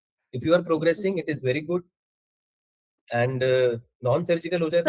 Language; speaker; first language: Hindi; native; Hindi